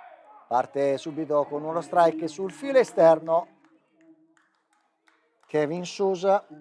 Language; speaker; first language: Italian; native; Italian